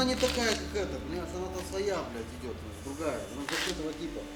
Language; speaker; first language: Russian; native; Russian